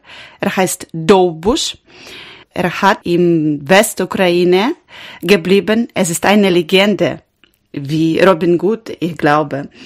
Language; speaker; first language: German; non-native, learner; Ukrainian